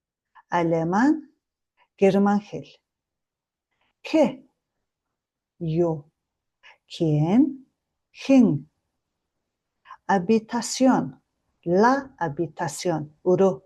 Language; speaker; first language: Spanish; non-native, fluent; Mongolian